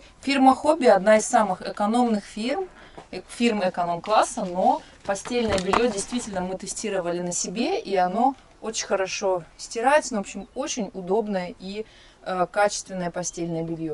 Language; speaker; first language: Russian; native; Russian